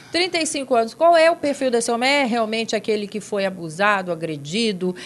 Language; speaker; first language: Portuguese; native; Portuguese